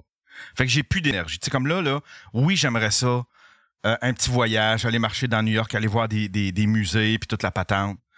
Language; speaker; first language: French; native; French